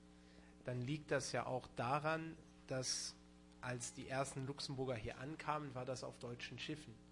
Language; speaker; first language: German; non-native, local second language; Luxembourgish